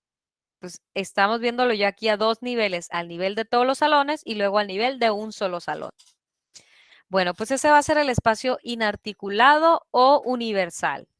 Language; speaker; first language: Spanish; native; Spanish